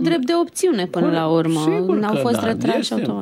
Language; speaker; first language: Romanian; native; Romanian